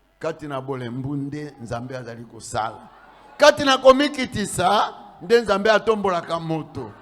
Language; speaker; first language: Lingala; native; Lingala